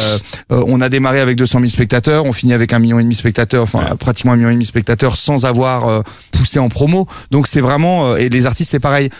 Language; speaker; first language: French; native; French